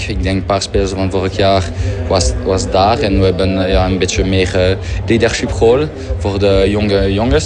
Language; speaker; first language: Dutch; non-native, fluent; French